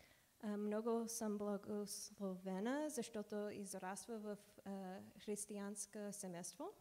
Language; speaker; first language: Bulgarian; non-native, learner; English